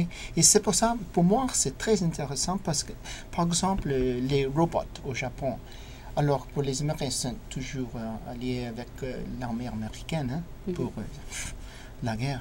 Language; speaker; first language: French; non-native, fluent; English